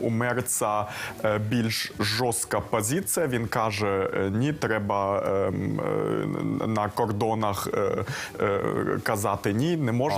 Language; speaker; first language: Ukrainian; early bilingual, heritage; Ukrainian